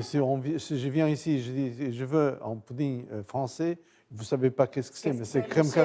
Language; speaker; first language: French; non-native, fluent; Portuguese